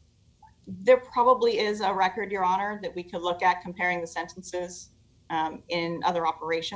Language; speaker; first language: English; native; English